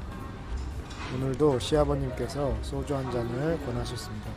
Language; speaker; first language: Korean; native; Korean